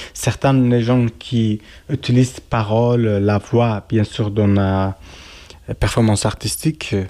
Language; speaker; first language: French; non-native, learner; Kurdish